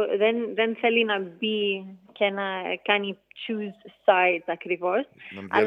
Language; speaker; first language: Greek; early bilingual, heritage; English